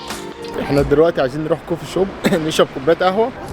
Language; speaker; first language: Arabic; native; Arabic